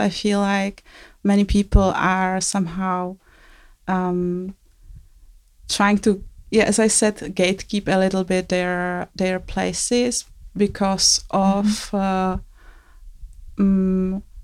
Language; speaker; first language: English; non-native, fluent; Czech